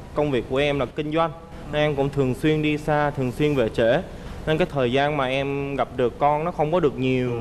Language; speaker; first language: Vietnamese; early bilingual, other home language; Korean